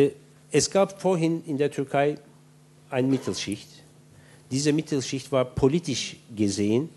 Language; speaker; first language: German; non-native, fluent; Turkish